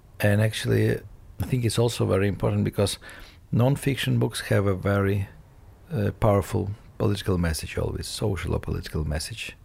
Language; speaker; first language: English; non-native, fluent; Russian